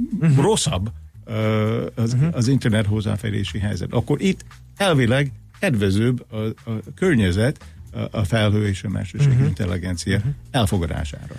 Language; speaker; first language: Hungarian; non-native, fluent; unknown